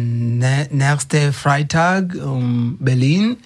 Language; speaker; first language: German; non-native, learner; Swahili